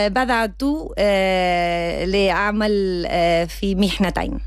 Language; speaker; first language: Arabic; non-native, learner; Spanish